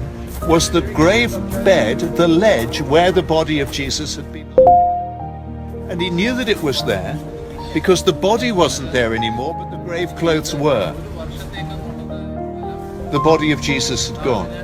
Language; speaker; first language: English; native; English